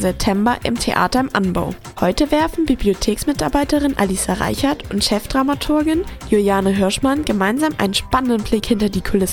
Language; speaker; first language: German; native; German